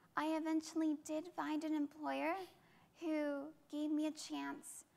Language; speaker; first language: English; native; English